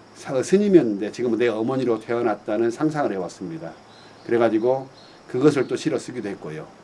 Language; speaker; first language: Korean; native; Korean